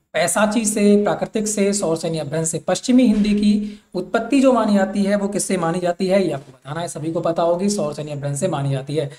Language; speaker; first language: Hindi; native; Hindi